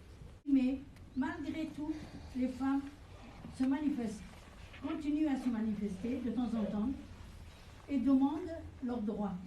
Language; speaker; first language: French; non-native, fluent; Persian